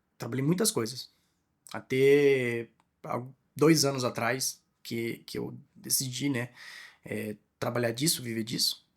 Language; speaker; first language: Portuguese; non-native, fluent; Spanish